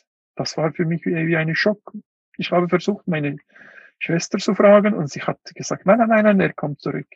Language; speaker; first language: German; non-native, fluent; Uyghur